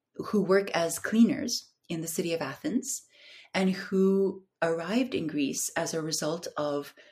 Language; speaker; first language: English; non-native, fluent; Turkish